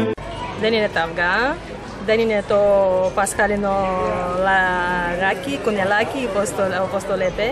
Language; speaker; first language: Greek; non-native, fluent; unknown